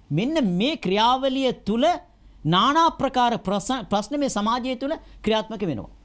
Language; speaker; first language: Sinhala; non-native, local second language; Tamil